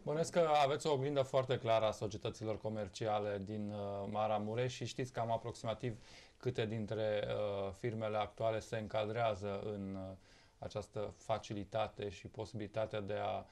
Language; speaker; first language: Romanian; native; Romanian